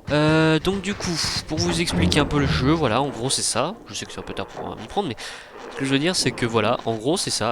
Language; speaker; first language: French; native; French